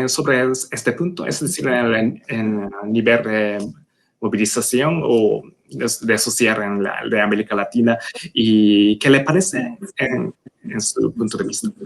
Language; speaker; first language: Spanish; non-native, learner; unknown